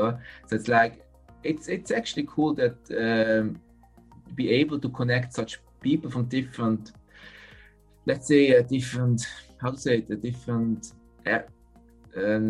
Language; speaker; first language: English; non-native, fluent; German